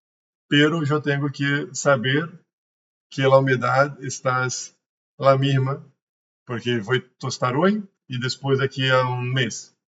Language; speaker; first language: Spanish; non-native, learner; Portuguese